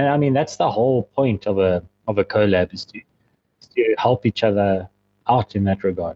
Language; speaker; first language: English; native; English